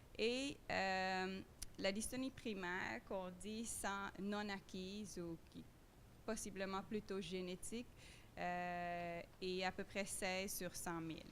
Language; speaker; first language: French; non-native, fluent; Dutch